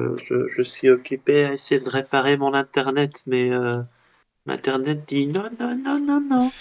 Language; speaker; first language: French; non-native, fluent; Dutch